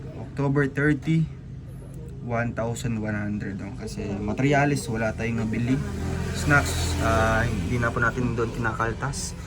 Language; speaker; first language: Filipino; non-native, local second language; Cebuano